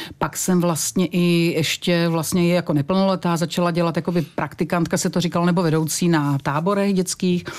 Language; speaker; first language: Czech; native; Czech